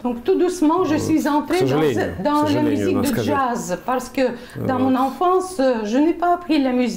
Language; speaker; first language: French; non-native, fluent; Russian